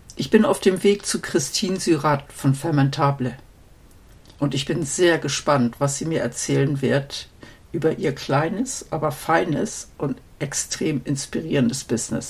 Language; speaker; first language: German; native; German